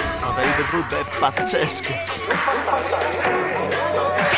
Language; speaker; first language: Spanish; non-native, fluent; Japanese